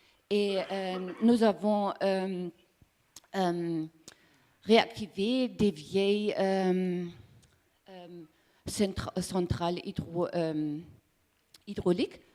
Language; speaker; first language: French; non-native, learner; German